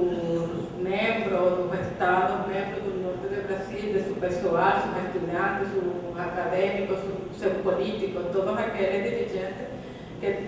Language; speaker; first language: Portuguese; non-native, fluent; Spanish